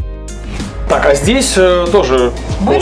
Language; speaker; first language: Russian; native; Russian